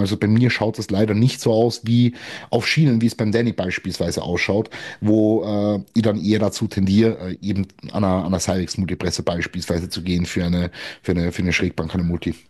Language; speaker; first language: German; native; German